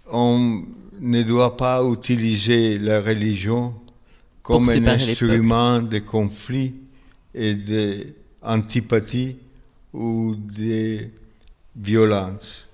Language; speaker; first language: French; non-native, fluent; Italian